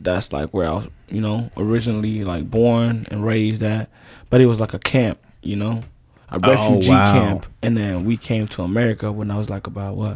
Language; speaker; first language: English; early bilingual, other home language; Rundi